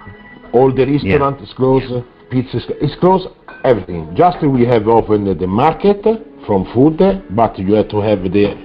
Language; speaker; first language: English; non-native, learner; Italian